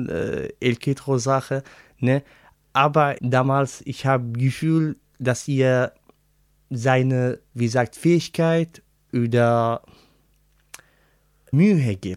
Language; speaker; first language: German; non-native, learner; Arabic